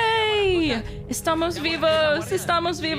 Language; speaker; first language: Spanish; non-native, learner; English